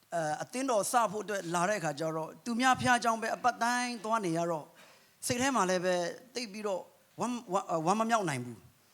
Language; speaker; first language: Burmese; non-native, local second language; Kachin